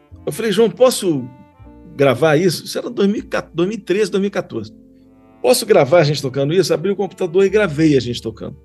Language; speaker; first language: Portuguese; native; Portuguese